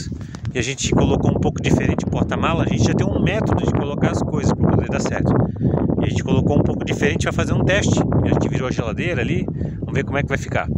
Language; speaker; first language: Portuguese; native; Portuguese